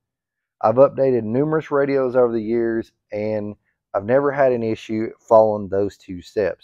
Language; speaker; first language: English; native; English